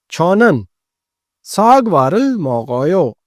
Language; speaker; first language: Korean; non-native, fluent; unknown